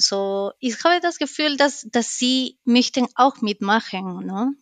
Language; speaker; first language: German; non-native, learner; Spanish